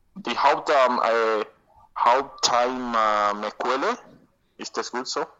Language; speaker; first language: German; non-native, learner; Spanish